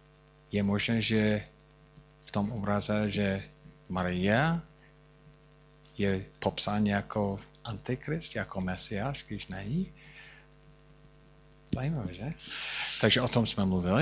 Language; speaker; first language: Czech; non-native, fluent; English